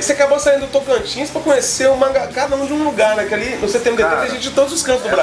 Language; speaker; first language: Portuguese; native; Portuguese